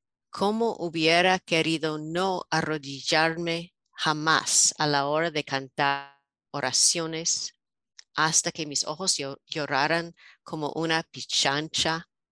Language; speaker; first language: Spanish; non-native, fluent; English